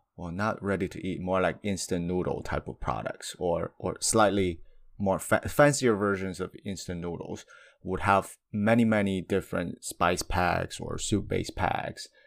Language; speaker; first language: English; non-native, fluent; Chinese